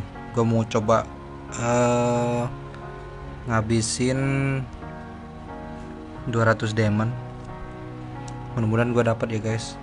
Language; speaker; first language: Indonesian; native; Indonesian